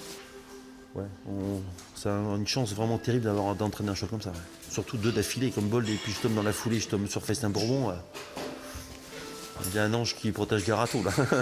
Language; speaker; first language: French; native; French